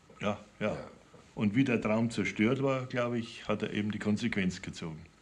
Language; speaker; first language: German; native; German